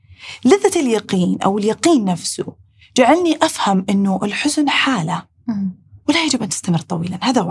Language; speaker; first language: Arabic; native; Arabic